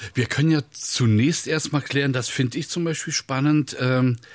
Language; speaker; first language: German; native; German